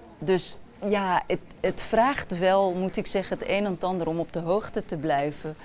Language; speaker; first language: Dutch; early bilingual, other home language; Arabic